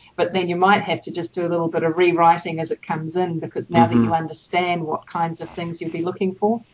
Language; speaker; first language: English; native; English